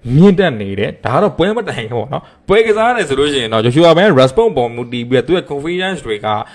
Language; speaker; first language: Burmese; native; Burmese